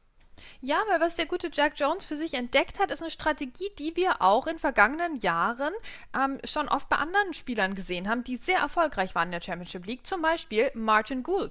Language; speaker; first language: German; native; German